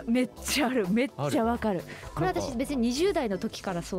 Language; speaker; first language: Japanese; native; Japanese